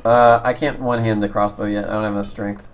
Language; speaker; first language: English; native; English